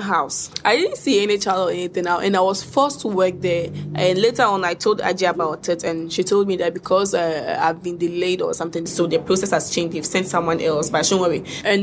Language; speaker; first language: English; non-native, local second language; Akan